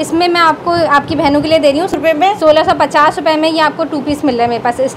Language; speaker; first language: Urdu; native; Urdu